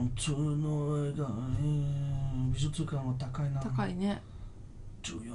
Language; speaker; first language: Japanese; non-native, fluent; French